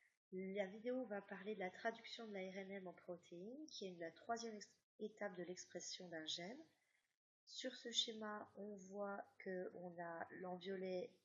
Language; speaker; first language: French; native; French